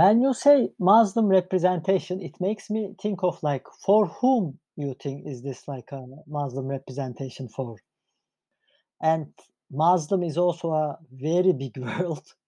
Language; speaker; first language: English; non-native, fluent; Turkish